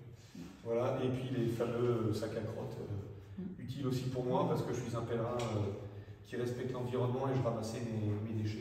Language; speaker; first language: French; native; French